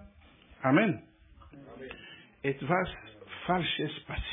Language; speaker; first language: German; non-native, learner; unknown